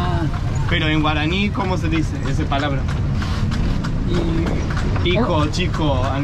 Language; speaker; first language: Spanish; non-native, fluent; Danish